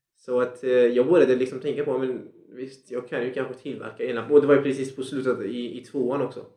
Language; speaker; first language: Swedish; non-native, fluent; Central Kurdish